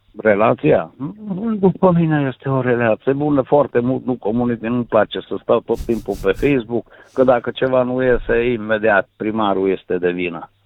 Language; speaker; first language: Romanian; non-native, local second language; Hungarian